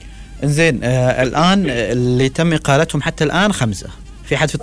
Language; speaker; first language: Arabic; native; Arabic